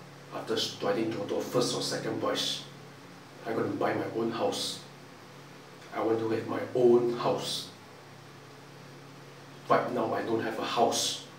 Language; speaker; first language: English; non-native, local second language; Chinese